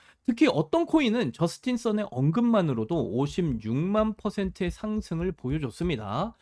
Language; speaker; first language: Korean; native; Korean